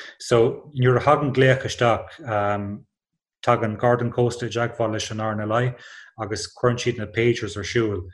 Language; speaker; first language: Irish; non-native, local second language; English